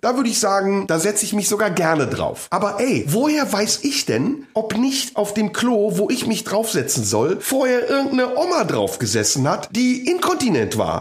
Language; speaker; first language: German; native; German